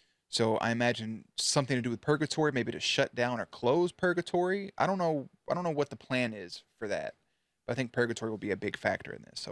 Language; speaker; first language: English; native; English